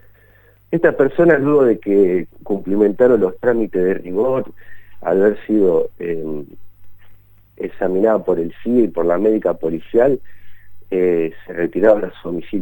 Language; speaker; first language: Spanish; native; Spanish